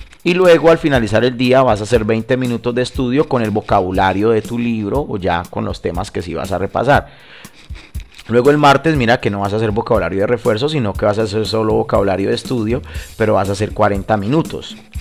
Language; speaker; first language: Spanish; native; Spanish